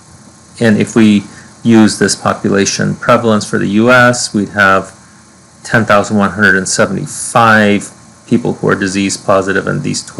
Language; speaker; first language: English; native; English